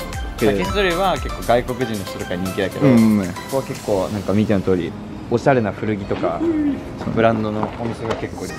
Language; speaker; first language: Japanese; native; Japanese